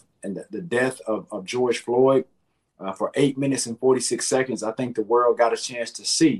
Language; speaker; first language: English; native; English